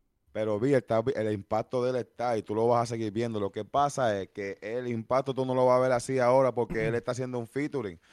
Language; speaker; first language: Spanish; early bilingual, heritage; Spanish